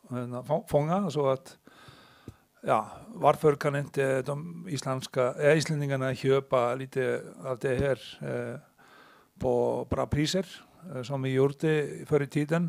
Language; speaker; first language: Swedish; non-native, fluent; Icelandic